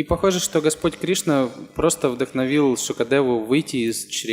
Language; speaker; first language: Russian; native; Russian